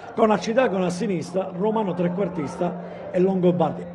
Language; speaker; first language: Italian; native; Italian